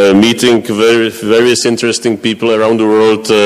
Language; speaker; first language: English; non-native, fluent; Czech